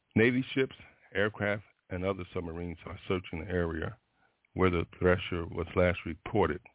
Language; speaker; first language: English; native; English